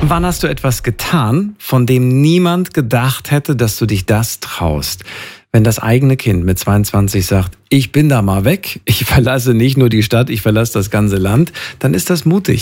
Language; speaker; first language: German; native; German